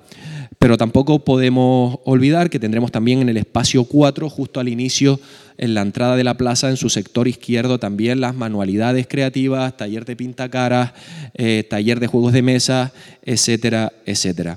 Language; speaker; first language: Spanish; native; Spanish